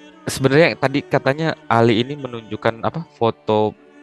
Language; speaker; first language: Indonesian; native; Indonesian